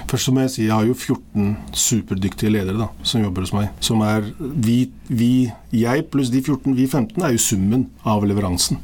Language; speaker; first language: Norwegian; early bilingual, other home language; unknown